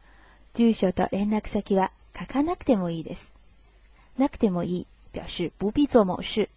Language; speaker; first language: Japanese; non-native, fluent; Chinese